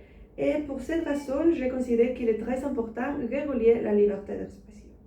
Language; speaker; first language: French; non-native, learner; Spanish